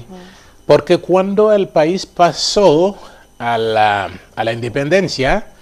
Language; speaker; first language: Spanish; non-native, fluent; Haitian Creole